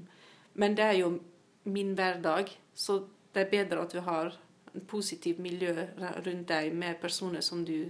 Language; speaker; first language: Norwegian; non-native, fluent; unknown